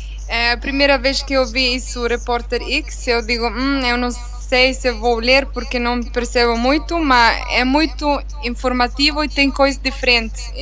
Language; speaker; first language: Portuguese; non-native, learner; Italian